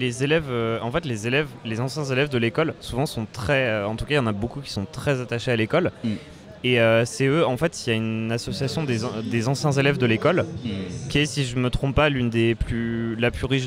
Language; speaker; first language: French; native; French